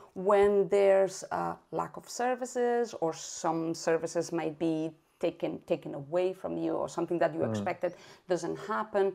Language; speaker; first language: English; non-native, fluent; Spanish